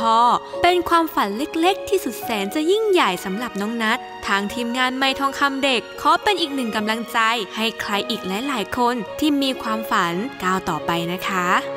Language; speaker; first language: Thai; native; Thai